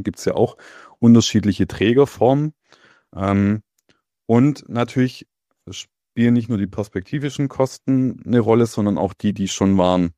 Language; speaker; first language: German; native; German